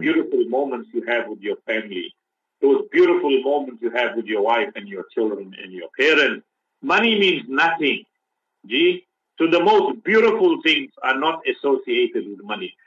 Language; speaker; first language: English; native; English